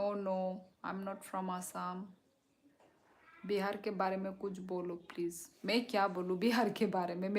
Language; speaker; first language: Hindi; non-native, local second language; Kok Borok